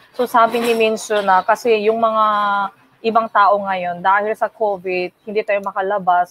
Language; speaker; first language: Filipino; non-native, fluent; Korean